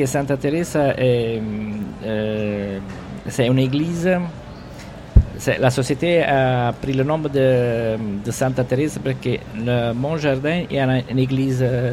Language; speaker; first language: French; non-native, learner; Italian